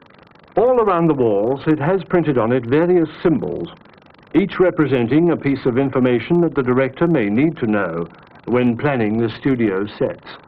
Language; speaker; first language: English; native; English